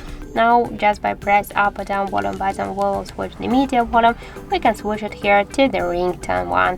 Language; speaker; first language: English; non-native, fluent; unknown